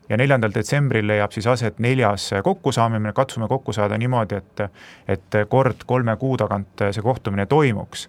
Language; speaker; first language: Estonian; native; Estonian